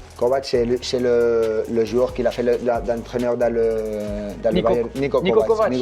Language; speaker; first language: French; non-native, learner; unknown